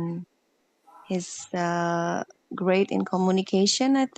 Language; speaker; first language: English; non-native, learner; Indonesian